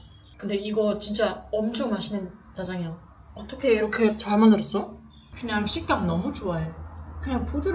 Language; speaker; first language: Korean; non-native, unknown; German